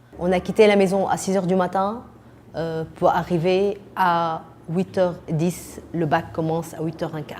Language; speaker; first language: French; non-native, fluent; Arabic